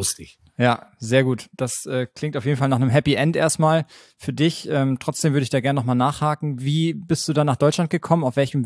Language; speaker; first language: German; native; German